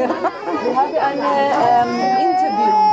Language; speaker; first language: German; non-native, learner; Italian